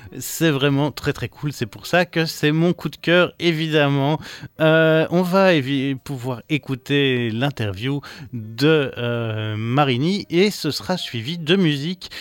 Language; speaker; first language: French; native; French